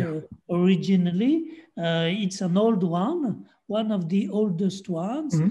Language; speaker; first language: English; non-native, fluent; French